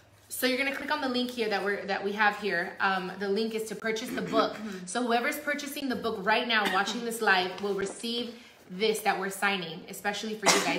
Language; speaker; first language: English; early bilingual, other home language; Spanish